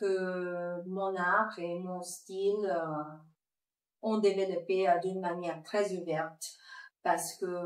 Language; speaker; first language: French; non-native, fluent; Filipino